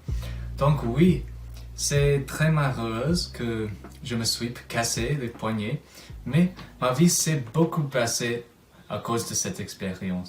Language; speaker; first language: French; non-native, fluent; English